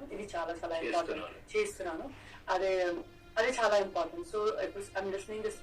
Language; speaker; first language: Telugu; non-native, learner; Gujarati